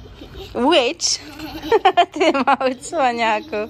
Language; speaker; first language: Polish; native; Polish